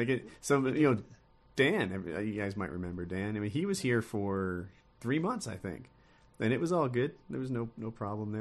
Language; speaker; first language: English; native; English